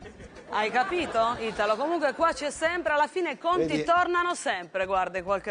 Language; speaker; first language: Italian; native; Italian